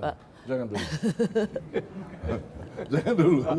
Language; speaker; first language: Indonesian; non-native, fluent; Tetum